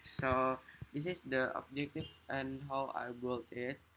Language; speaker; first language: English; non-native, learner; Indonesian